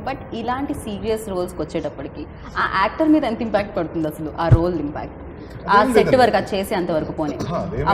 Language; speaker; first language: Telugu; native; Telugu